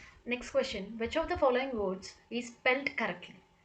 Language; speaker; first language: English; non-native, local second language; Telugu